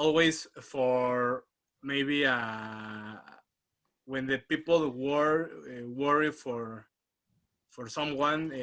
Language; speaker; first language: English; non-native, learner; Spanish